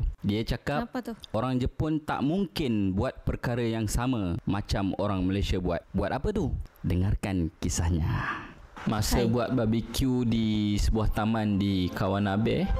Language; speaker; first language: Malay; native; Malay